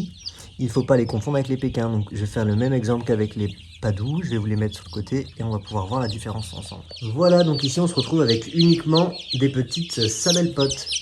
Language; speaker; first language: French; native; French